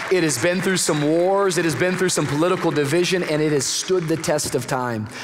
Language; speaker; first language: English; native; English